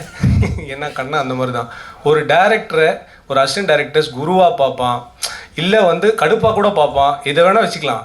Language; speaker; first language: Tamil; native; Tamil